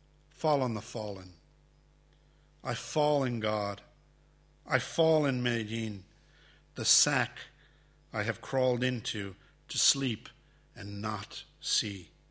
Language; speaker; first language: English; early bilingual, other home language; Spanish